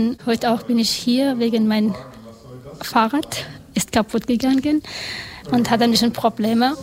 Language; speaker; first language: German; non-native, learner; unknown